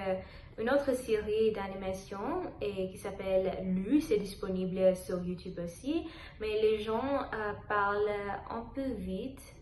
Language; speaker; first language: French; non-native, learner; Telugu